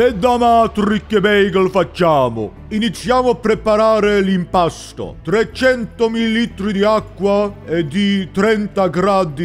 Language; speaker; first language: Italian; non-native, learner; English